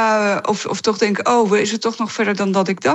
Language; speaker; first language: Dutch; native; Dutch